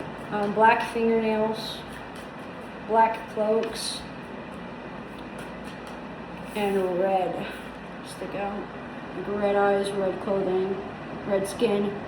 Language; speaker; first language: English; native; English